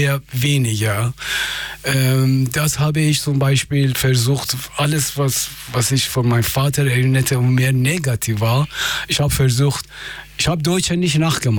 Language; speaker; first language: German; non-native, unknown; Persian